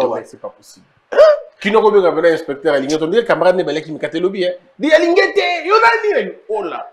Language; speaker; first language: French; non-native, local second language; Lingala